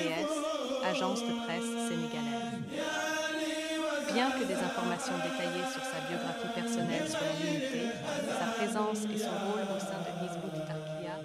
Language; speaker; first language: French; non-native, local second language; Wolof